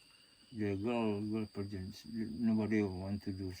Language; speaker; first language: English; non-native, learner; Indonesian